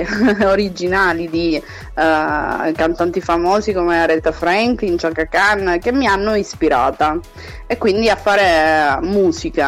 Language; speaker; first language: Italian; early bilingual, other home language; Portuguese